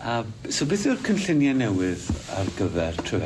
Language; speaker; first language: Welsh; native; Welsh